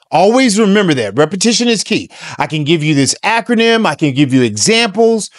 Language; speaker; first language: English; native; English